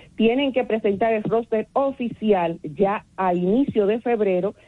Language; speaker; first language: Spanish; native; Spanish